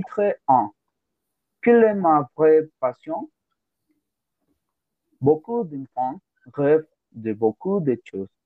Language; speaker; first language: French; non-native, learner; Spanish